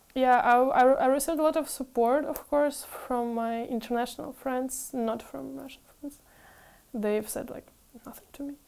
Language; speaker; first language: English; non-native, fluent; Ukrainian